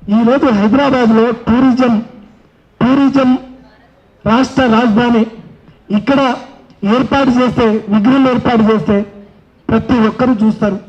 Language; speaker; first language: Telugu; non-native, local second language; Lambadi